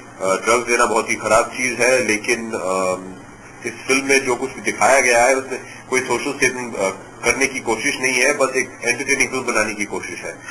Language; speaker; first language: Hindi; native; Hindi